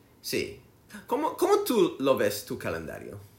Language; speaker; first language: Spanish; non-native, learner; English